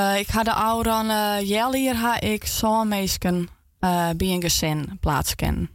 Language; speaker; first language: Dutch; non-native, local second language; Western Frisian